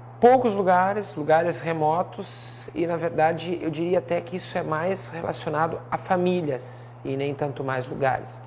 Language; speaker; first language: Portuguese; native; Portuguese